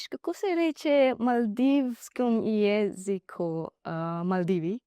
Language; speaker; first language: Slovenian; non-native, learner; Divehi